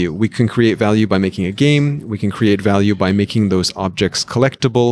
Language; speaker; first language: English; native; English